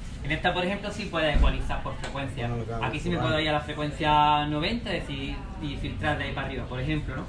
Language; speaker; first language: Spanish; native; Spanish